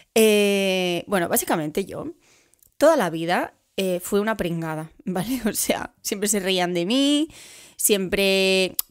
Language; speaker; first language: Spanish; native; Spanish